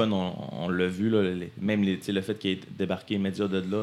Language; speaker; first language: French; native; French